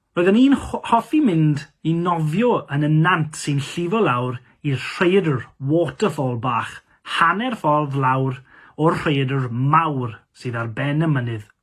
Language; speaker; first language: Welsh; non-native, local second language; English